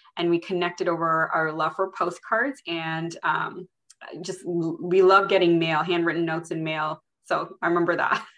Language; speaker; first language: English; early bilingual, other home language; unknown